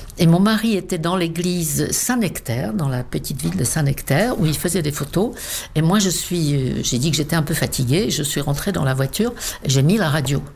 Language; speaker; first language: French; non-native, fluent; Czech